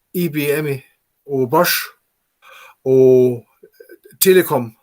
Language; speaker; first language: Portuguese; non-native, fluent; German